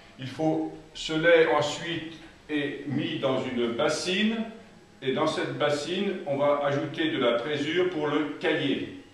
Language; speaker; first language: French; native; French